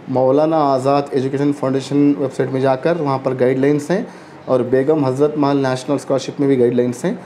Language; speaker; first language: Hindi; non-native, local second language; Urdu